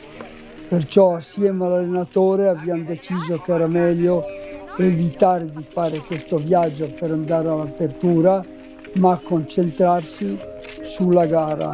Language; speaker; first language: Italian; native; Italian